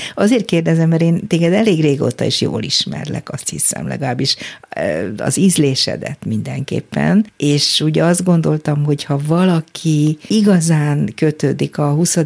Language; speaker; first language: Hungarian; native; Hungarian